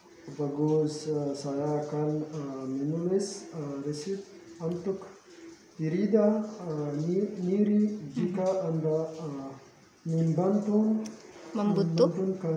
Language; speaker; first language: Indonesian; non-native, learner; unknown